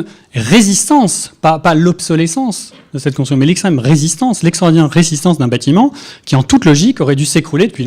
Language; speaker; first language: French; native; French